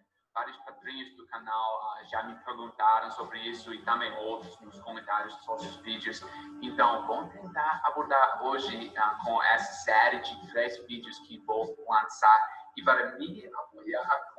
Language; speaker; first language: Portuguese; non-native, fluent; English